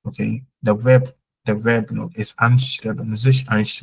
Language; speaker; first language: German; non-native, fluent; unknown